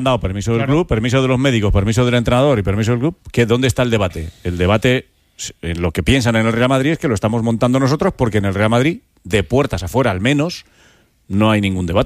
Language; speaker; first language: Spanish; native; Spanish